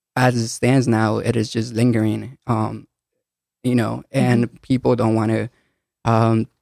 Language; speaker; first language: English; early bilingual, other home language; Spanish